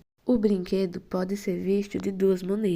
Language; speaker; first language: Portuguese; native; Portuguese